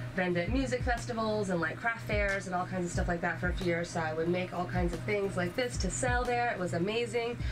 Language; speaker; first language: English; native; English